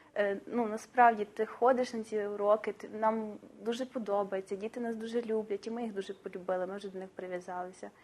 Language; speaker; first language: Ukrainian; native; Ukrainian